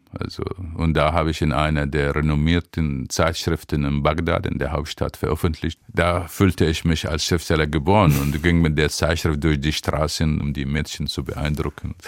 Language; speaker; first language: German; non-native, fluent; Arabic